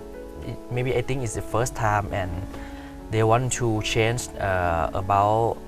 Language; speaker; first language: English; non-native, learner; Thai